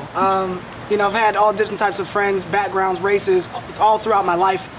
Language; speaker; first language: English; native; English